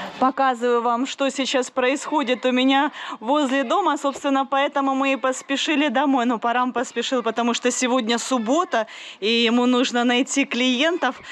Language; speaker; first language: Russian; native; Russian